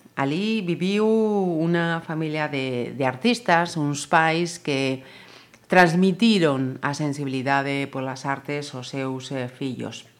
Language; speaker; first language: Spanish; native; Spanish